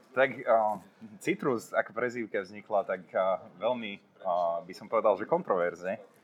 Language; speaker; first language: Slovak; non-native, local second language; Hungarian